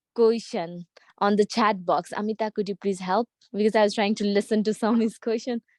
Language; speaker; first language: English; non-native, local second language; Nepali